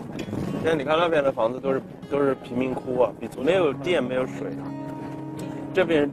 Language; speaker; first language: Chinese; native; Chinese